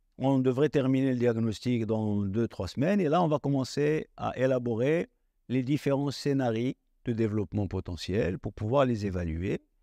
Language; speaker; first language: French; non-native, local second language; Arabic